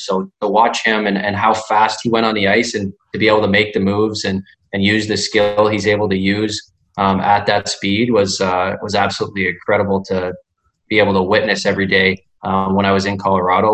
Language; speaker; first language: English; native; English